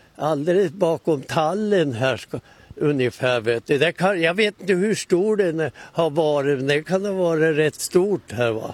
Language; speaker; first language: Swedish; native; Swedish